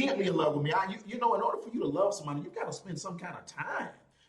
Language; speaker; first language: English; native; English